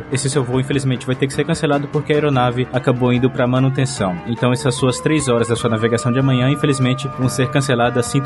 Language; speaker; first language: Portuguese; native; Portuguese